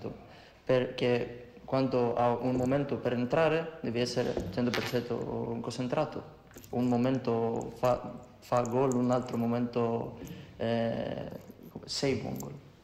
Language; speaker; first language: Italian; non-native, learner; Greek